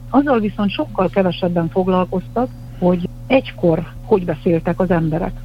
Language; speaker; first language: Hungarian; native; Hungarian